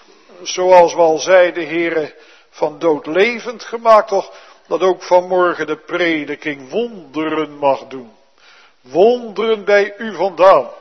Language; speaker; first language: Dutch; native; Dutch